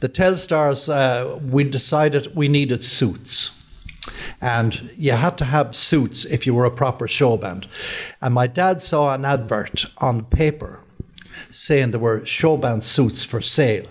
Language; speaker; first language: English; native; English